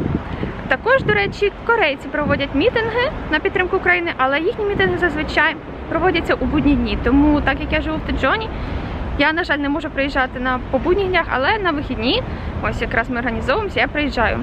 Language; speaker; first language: Ukrainian; native; Ukrainian